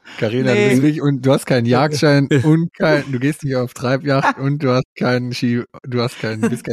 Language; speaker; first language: German; native; German